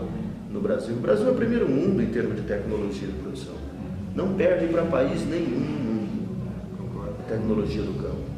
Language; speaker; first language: Portuguese; native; Portuguese